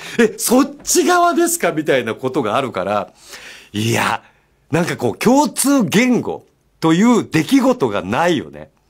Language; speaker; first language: Japanese; native; Japanese